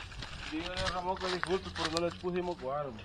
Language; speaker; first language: Spanish; native; Spanish